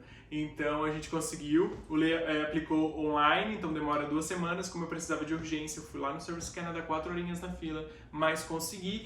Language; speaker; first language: Portuguese; native; Portuguese